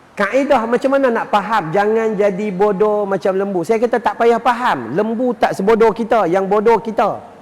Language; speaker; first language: Malay; native; Malay